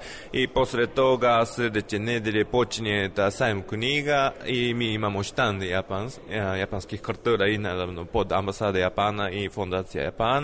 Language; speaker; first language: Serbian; non-native, learner; Japanese